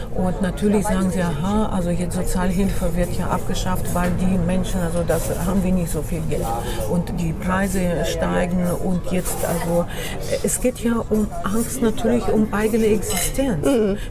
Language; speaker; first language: German; non-native, fluent; Russian